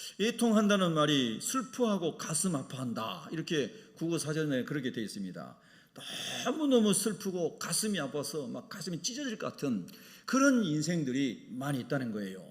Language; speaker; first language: Korean; native; Korean